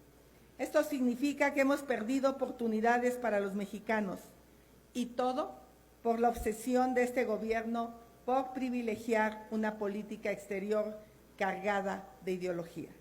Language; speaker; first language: Spanish; native; Spanish